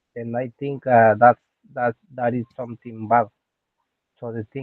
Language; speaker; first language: English; non-native, learner; Spanish